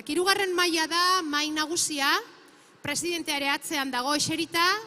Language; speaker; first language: Basque; native; Basque